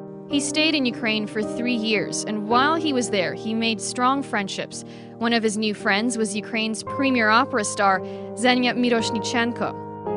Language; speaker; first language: English; early bilingual, other home language; Ukrainian